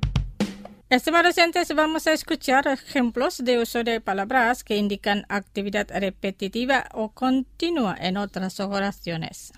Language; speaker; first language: Spanish; non-native, fluent; Indonesian